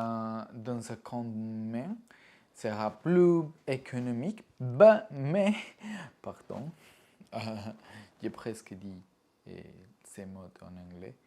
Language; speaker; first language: French; non-native, learner; Spanish